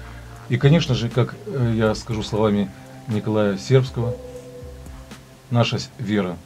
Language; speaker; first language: Russian; native; Russian